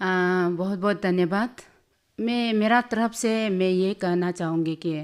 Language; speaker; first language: Hindi; non-native, local second language; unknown